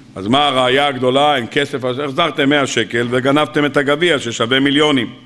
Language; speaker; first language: Hebrew; native; Hebrew